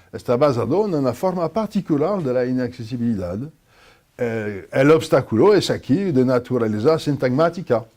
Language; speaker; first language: Spanish; non-native, fluent; French